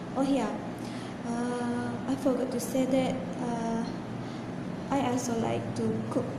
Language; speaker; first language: English; non-native, local second language; Malay